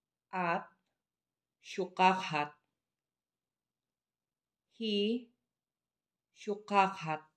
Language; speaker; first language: English; non-native, local second language; Filipino